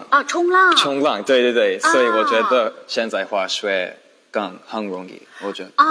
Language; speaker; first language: Chinese; non-native, learner; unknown